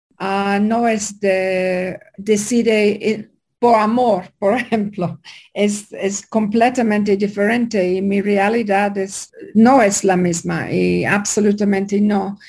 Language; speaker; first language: Spanish; non-native, learner; English